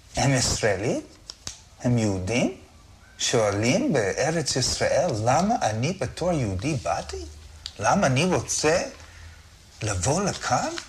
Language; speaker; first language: Hebrew; non-native, fluent; English